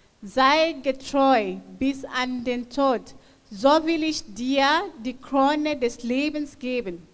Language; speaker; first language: German; non-native, fluent; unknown